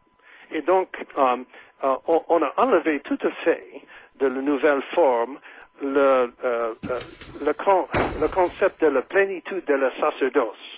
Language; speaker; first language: French; non-native, fluent; English